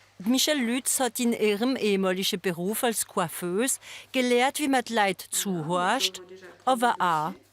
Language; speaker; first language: German; non-native, local second language; French